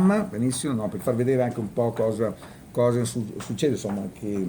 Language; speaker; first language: Italian; native; Italian